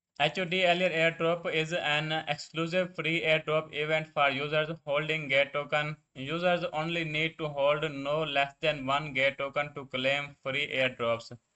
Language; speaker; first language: English; non-native, learner; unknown